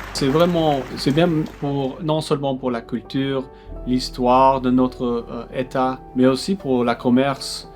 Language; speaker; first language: French; non-native, local second language; English